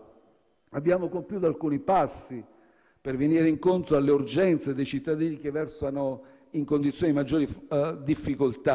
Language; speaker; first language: Italian; native; Italian